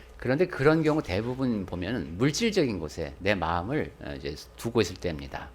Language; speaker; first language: Korean; native; Korean